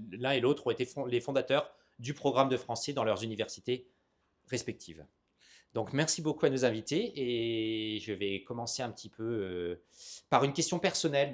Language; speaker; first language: French; native; French